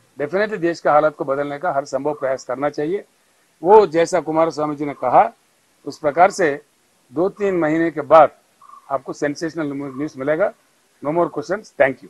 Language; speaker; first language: Hindi; non-native, local second language; Telugu